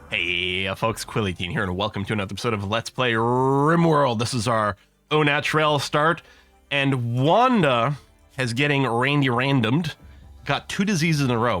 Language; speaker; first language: English; native; English